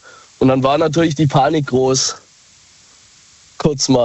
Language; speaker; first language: German; native; German